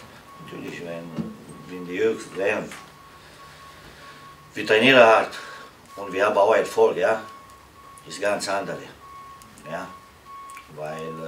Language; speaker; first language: German; non-native, learner; Romanian